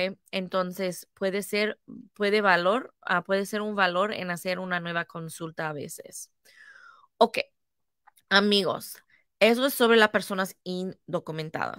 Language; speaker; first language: Spanish; non-native, fluent; English